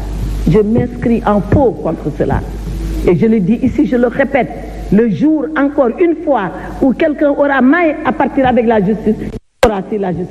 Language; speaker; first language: French; non-native, local second language; Fula